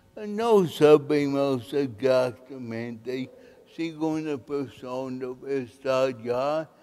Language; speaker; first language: Spanish; non-native, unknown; English